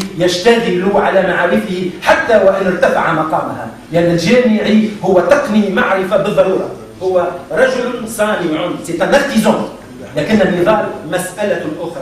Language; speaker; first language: Arabic; native; Arabic